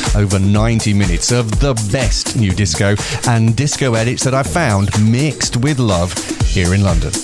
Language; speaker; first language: English; native; English